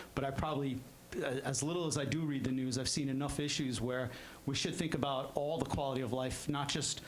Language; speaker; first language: English; native; English